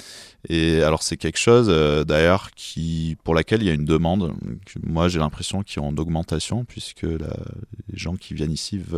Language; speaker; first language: French; native; French